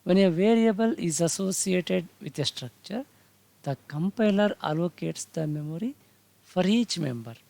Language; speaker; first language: English; non-native, local second language; Kannada